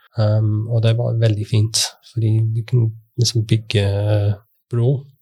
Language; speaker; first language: Norwegian; non-native, fluent; English